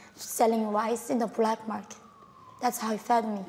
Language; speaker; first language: English; non-native, fluent; Korean